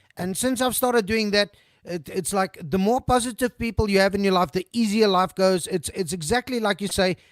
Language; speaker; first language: English; non-native, local second language; Afrikaans